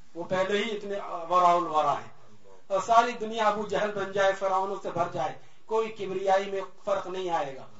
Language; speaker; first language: Urdu; native; Urdu